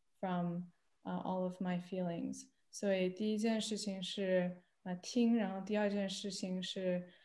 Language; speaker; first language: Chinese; early bilingual, heritage; Chinese